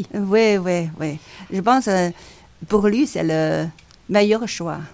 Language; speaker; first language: French; non-native, learner; Chinese